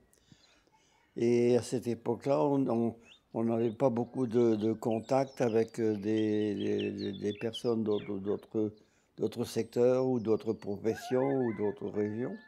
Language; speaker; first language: French; non-native, local second language; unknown